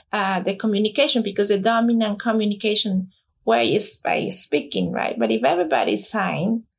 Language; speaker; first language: English; non-native, fluent; Spanish